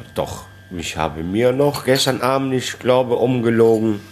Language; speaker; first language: German; non-native, fluent; Italian